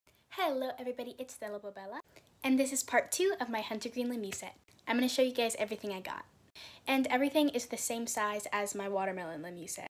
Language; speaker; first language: English; native; English